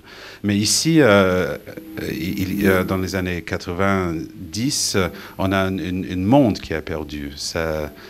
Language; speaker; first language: French; non-native, fluent; English